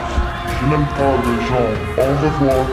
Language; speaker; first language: French; non-native, learner; English